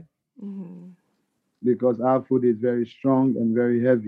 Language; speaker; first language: English; non-native, local second language; Ga